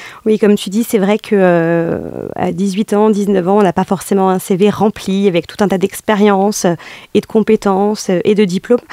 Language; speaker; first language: French; native; French